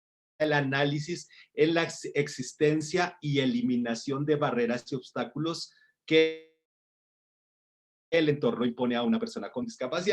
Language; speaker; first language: Spanish; native; Spanish